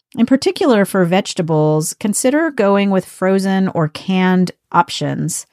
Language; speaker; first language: English; native; English